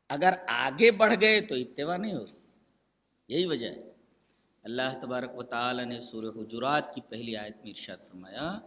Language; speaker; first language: Urdu; native; Urdu